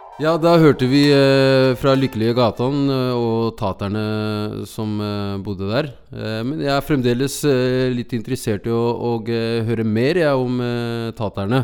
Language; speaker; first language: Norwegian; native; Norwegian